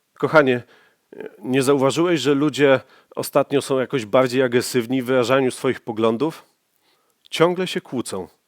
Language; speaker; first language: Polish; native; Polish